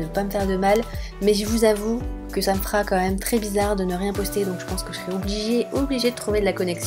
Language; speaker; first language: French; native; French